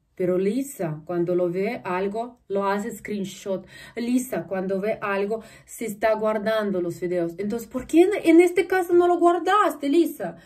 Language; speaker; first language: Spanish; non-native, fluent; Russian